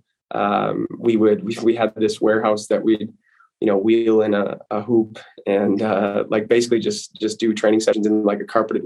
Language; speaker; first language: English; native; English